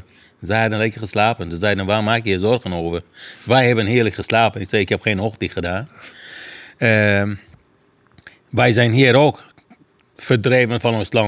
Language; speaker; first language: Dutch; non-native, fluent; Persian